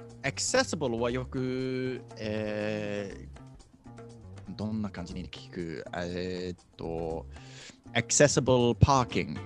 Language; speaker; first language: Japanese; non-native, fluent; English